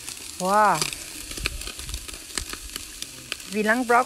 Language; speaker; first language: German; non-native, learner; Chinese